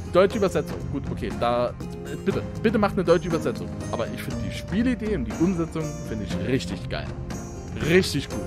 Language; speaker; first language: German; native; German